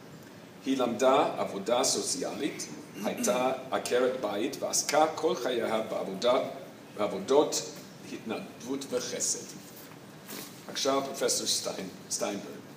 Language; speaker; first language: Hebrew; non-native, fluent; English